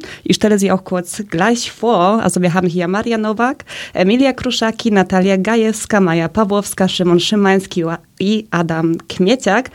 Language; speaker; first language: German; early bilingual, other home language; Polish